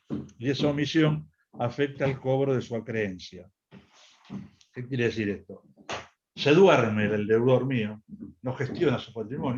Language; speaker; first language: Spanish; native; Spanish